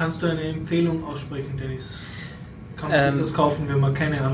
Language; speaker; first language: German; native; German